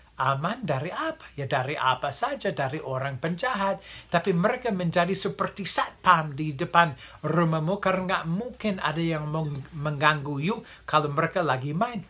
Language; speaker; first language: Indonesian; non-native, fluent; English